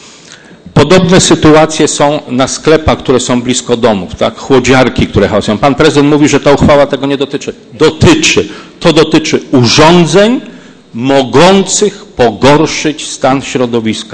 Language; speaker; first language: Polish; native; Polish